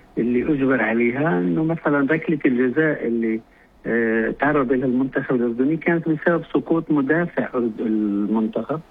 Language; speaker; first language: Arabic; native; Arabic